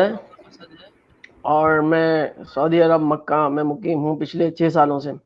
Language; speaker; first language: Hindi; non-native, fluent; Urdu